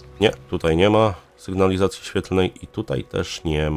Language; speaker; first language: Polish; native; Polish